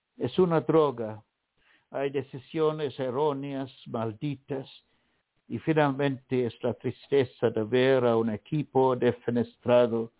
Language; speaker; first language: Spanish; non-native, fluent; English